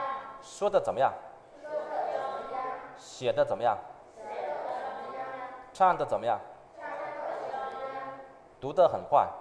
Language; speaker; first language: Chinese; non-native, fluent; Vietnamese